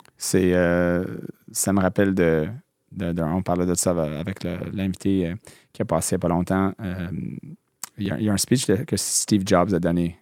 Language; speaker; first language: French; non-native, local second language; English